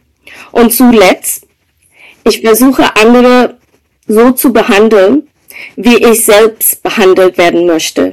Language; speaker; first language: German; non-native, fluent; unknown